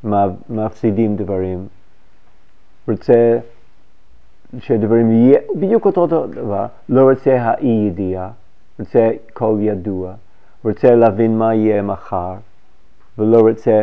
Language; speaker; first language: Hebrew; non-native, fluent; English